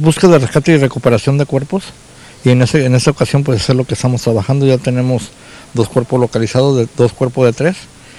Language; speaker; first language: Spanish; native; Spanish